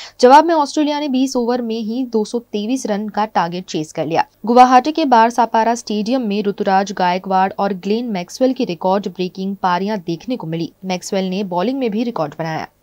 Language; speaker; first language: Hindi; native; Hindi